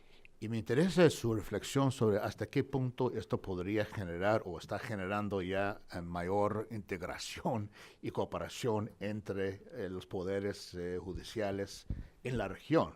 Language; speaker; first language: Spanish; non-native, fluent; English